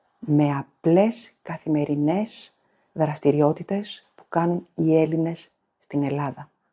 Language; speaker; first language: Greek; native; Greek